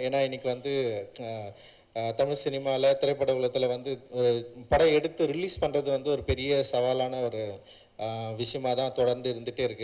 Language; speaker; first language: Tamil; native; Tamil